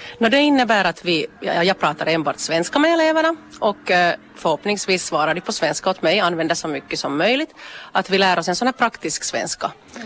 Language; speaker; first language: Swedish; native; Swedish